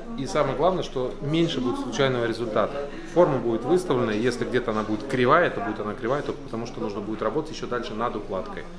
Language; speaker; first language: Russian; native; Russian